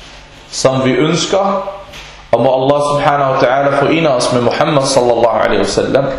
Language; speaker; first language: Danish; early bilingual, other home language; Arabic